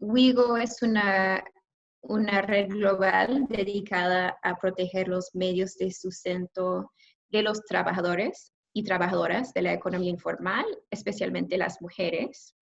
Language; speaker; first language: Spanish; non-native, fluent; English